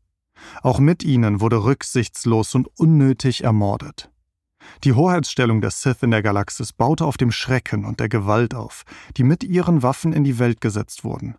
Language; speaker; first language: German; native; German